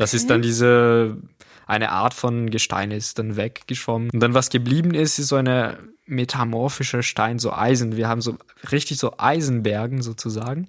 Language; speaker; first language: German; non-native, fluent; Portuguese